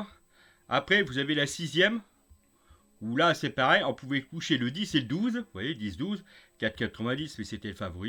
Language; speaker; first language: French; native; French